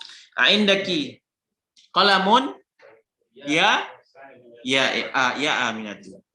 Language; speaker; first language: Arabic; non-native, fluent; Indonesian